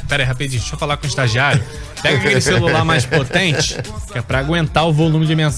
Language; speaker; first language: Portuguese; native; Portuguese